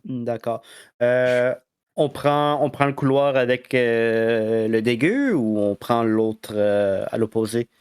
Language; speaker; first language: French; native; French